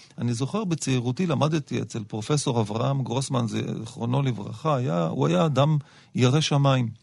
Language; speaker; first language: Hebrew; native; Hebrew